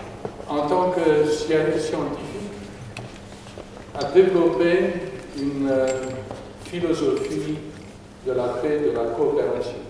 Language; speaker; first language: French; non-native, fluent; Romanian